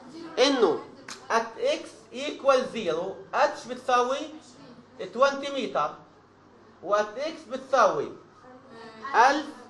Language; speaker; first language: Arabic; native; Arabic